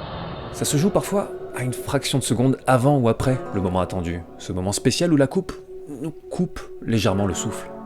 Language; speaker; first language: French; native; French